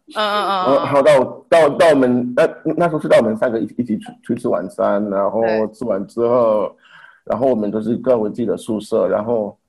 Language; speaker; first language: Chinese; non-native, fluent; Haitian Creole